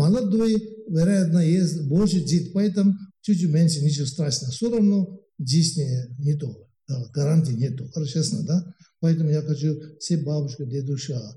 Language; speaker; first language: Russian; non-native, learner; Tibetan